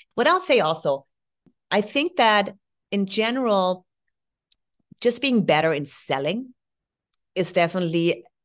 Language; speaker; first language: English; non-native, fluent; German